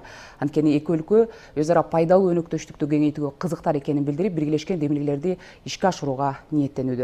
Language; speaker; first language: Kyrgyz; native; Kyrgyz